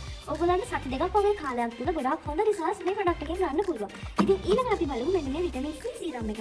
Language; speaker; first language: Sinhala; native; Sinhala